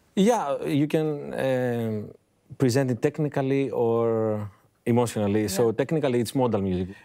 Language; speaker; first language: English; non-native, fluent; Greek